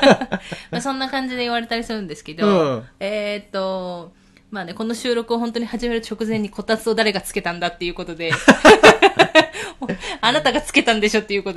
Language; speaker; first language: Japanese; native; Japanese